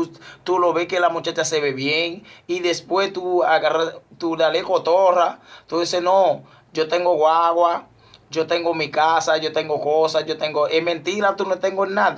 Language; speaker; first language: Spanish; non-native, learner; Haitian Creole